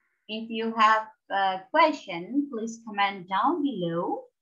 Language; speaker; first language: English; non-native, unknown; Indonesian